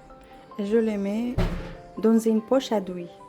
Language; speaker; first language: French; non-native, learner; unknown